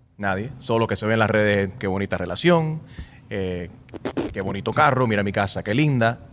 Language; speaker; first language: Spanish; native; Spanish